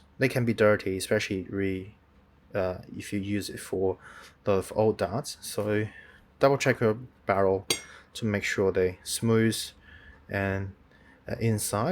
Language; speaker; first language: English; non-native, fluent; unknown